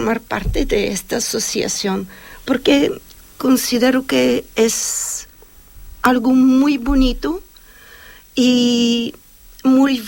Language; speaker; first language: Spanish; non-native, fluent; Bulgarian